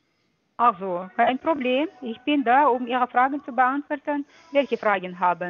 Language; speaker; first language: German; non-native, fluent; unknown